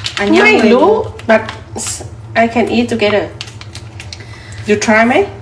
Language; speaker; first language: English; non-native, learner; Thai